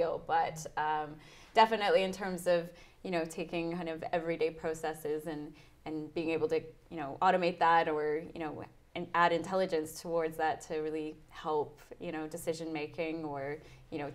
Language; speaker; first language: English; native; English